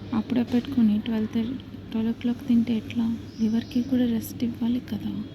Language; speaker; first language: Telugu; non-native, local second language; Tamil